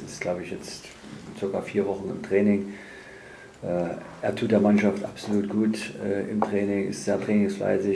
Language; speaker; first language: German; native; German